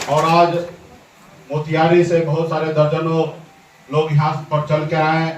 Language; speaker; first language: Hindi; native; Hindi